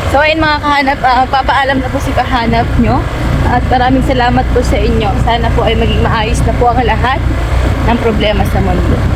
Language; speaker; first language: Filipino; native; Filipino